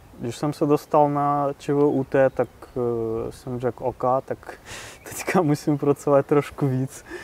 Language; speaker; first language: Czech; non-native, fluent; Russian